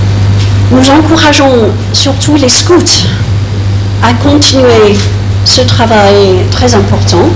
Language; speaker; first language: French; non-native, fluent; English